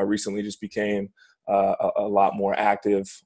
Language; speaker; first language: English; native; English